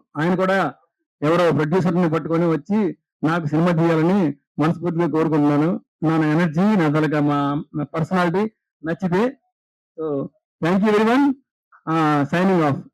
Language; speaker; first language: Telugu; native; Telugu